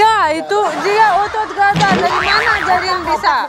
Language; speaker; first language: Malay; non-native, learner; Russian